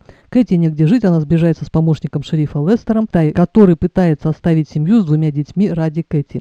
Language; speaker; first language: Russian; native; Russian